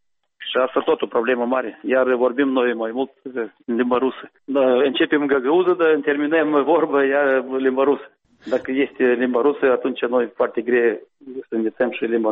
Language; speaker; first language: Romanian; non-native, local second language; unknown